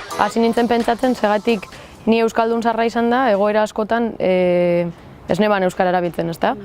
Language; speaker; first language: Basque; native; Basque